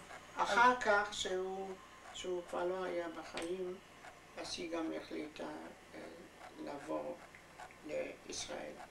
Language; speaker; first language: Hebrew; non-native, fluent; German